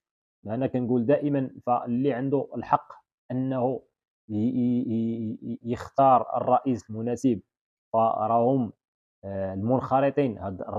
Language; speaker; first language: Arabic; native; Arabic